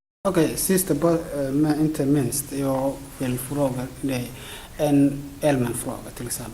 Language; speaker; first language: Swedish; non-native, fluent; Somali